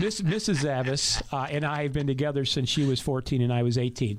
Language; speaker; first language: English; native; English